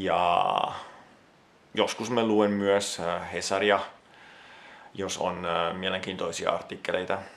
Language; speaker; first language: Finnish; non-native, fluent; Italian